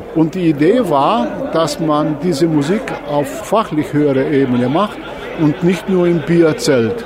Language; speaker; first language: German; native; German